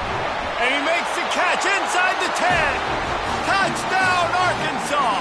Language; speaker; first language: English; native; English